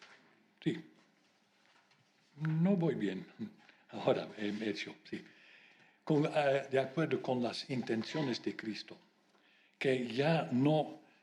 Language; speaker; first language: Spanish; non-native, fluent; Dutch